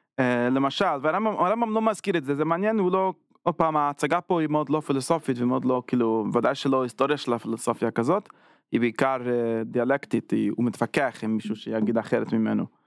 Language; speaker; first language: Hebrew; non-native, fluent; English